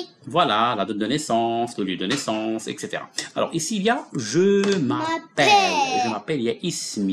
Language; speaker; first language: French; non-native, local second language; Arabic